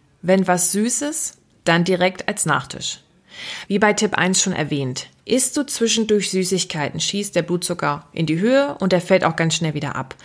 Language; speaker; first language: German; native; German